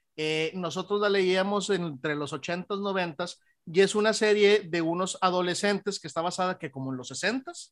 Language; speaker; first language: Spanish; native; Spanish